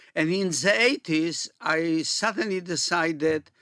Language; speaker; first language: English; non-native, fluent; Polish